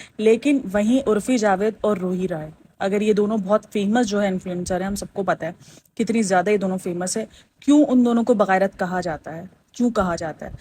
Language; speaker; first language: Urdu; native; Urdu